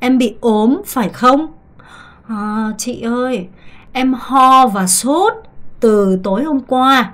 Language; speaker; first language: Vietnamese; non-native, fluent; Korean